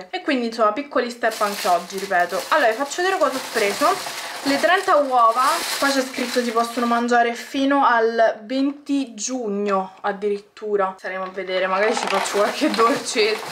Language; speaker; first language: Italian; native; Italian